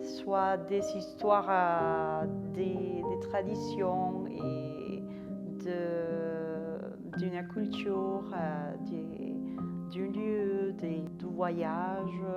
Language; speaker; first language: French; non-native, fluent; Spanish